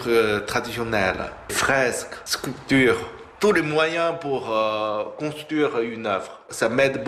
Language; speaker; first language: French; non-native, fluent; Chinese